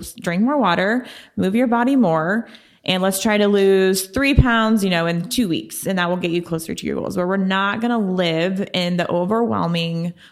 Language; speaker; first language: English; native; English